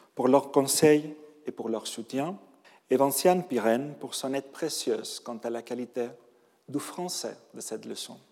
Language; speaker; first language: French; non-native, fluent; Spanish